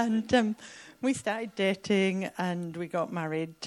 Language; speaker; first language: English; native; English